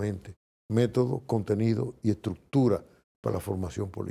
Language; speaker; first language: Spanish; native; Spanish